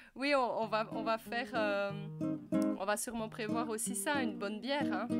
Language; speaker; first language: French; native; French